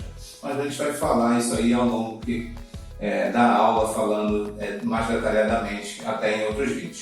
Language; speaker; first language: Portuguese; native; Portuguese